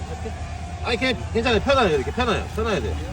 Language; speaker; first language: Korean; non-native, learner; Nepali